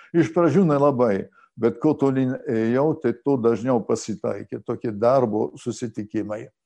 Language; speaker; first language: Lithuanian; early bilingual, heritage; Lithuanian